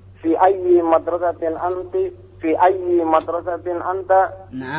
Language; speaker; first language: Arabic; non-native, learner; Indonesian